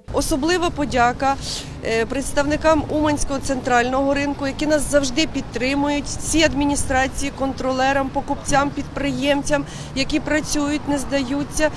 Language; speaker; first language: Ukrainian; native; Ukrainian